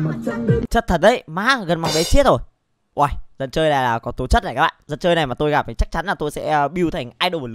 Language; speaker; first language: Vietnamese; native; Vietnamese